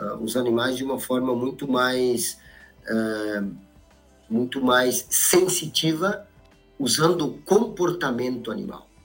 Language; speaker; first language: Portuguese; native; Portuguese